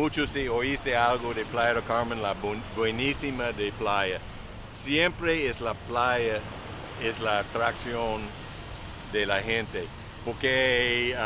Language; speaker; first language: Spanish; non-native, learner; English